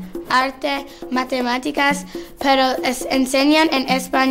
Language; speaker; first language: Spanish; non-native, learner; English